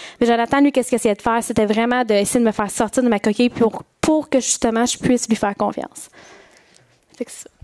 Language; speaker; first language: French; native; French